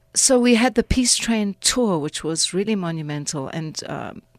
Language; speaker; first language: English; native; English